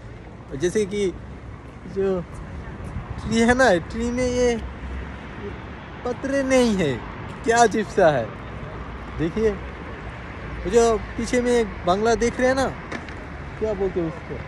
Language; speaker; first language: Hindi; non-native, learner; Bangla